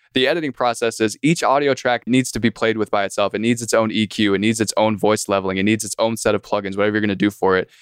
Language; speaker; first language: English; native; English